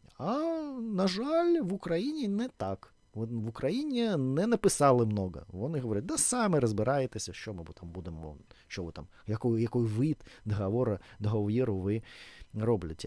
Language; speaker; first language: Ukrainian; non-native, fluent; Russian